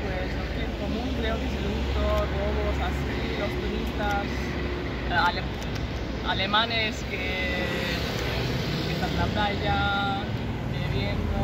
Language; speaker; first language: Spanish; non-native, fluent; German